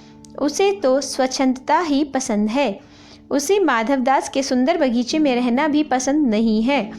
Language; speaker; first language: Hindi; native; Hindi